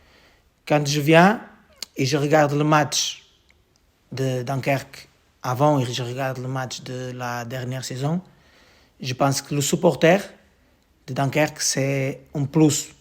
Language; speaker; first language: French; non-native, learner; Portuguese